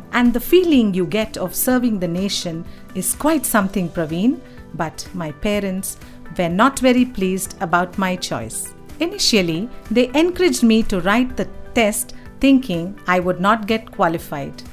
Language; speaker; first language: English; non-native, local second language; Kannada